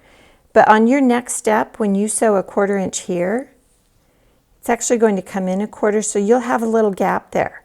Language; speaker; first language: English; native; English